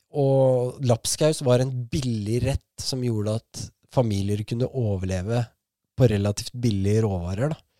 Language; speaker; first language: Norwegian; native; Norwegian